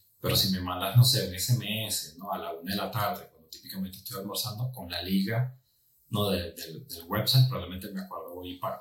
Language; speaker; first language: Spanish; native; Spanish